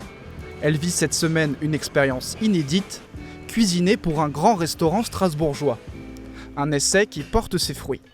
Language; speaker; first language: French; native; French